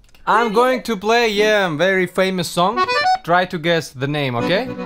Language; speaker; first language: English; non-native, learner; Russian